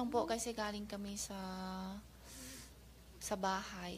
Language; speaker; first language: Filipino; non-native, learner; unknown